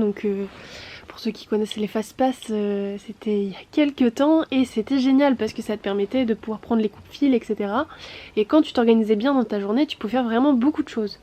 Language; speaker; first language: French; native; French